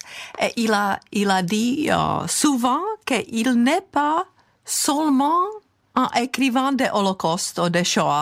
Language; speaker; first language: French; non-native, fluent; Czech